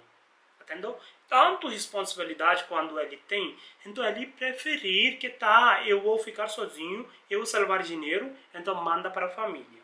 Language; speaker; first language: Portuguese; non-native, learner; Hindi